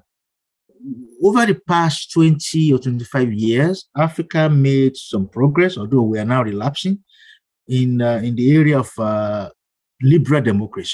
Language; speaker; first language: English; non-native, local second language; Yoruba